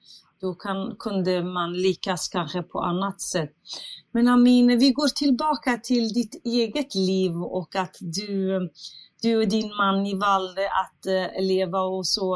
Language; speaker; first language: Swedish; non-native, fluent; Central Kurdish